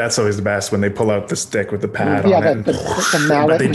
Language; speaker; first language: English; native; English